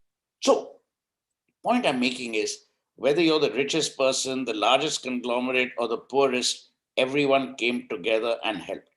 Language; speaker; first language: English; non-native, local second language; Hindi